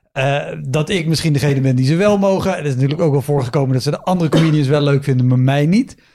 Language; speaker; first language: Dutch; native; Dutch